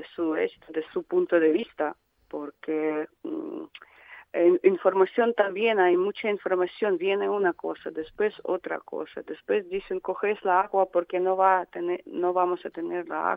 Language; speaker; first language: Spanish; non-native, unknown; Russian